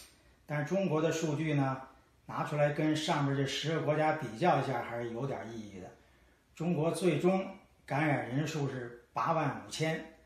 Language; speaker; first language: Chinese; native; Chinese